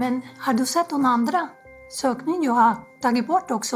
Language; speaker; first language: Swedish; non-native, fluent; Spanish